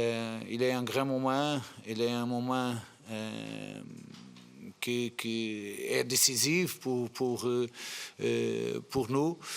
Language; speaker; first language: French; non-native, fluent; Portuguese